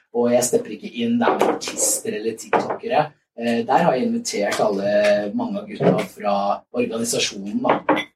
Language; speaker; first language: Norwegian; native; Norwegian